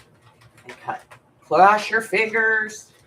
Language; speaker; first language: English; native; English